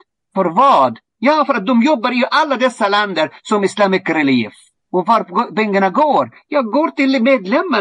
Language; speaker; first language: Swedish; non-native, fluent; Arabic